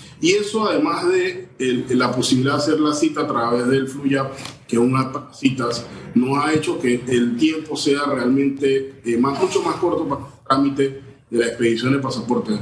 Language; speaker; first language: Spanish; native; Spanish